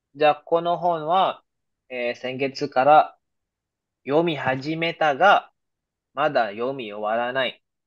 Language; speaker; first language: Japanese; non-native, fluent; Filipino